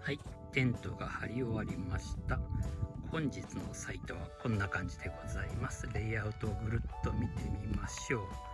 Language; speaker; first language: Japanese; native; Japanese